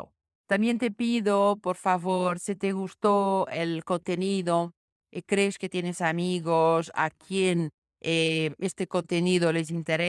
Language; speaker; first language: Spanish; non-native, fluent; Portuguese